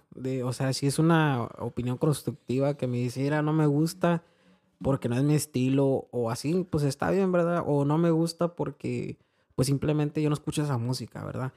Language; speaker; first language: Spanish; early bilingual, heritage; Spanish